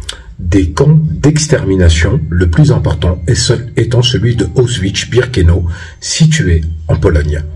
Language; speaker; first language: French; native; French